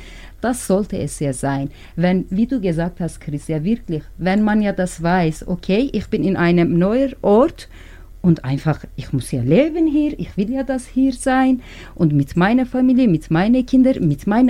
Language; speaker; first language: German; non-native, learner; Turkish